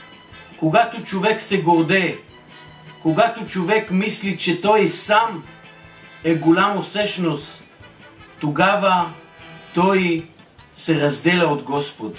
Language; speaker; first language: Bulgarian; non-native, fluent; Hebrew